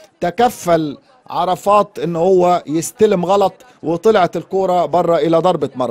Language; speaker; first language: Arabic; native; Arabic